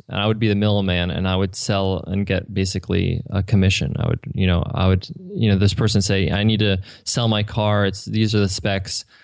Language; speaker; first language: English; native; English